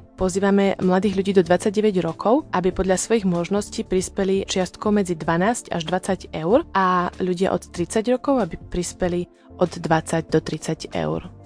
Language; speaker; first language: Slovak; native; Slovak